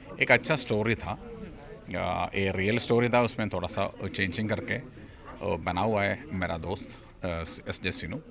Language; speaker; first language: Hindi; non-native, local second language; Malayalam